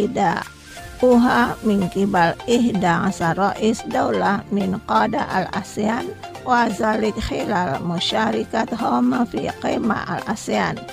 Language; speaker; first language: Arabic; non-native, learner; Indonesian